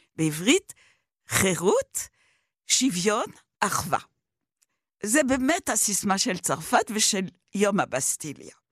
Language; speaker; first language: Hebrew; non-native, fluent; French